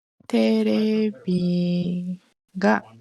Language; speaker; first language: Japanese; non-native, fluent; Malay